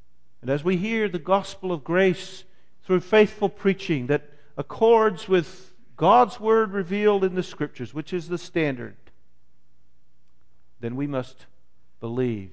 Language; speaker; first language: English; native; English